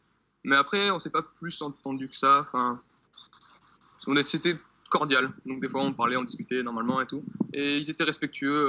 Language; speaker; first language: French; native; French